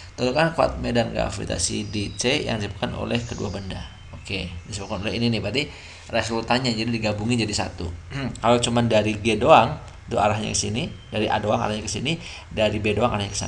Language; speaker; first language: Indonesian; native; Indonesian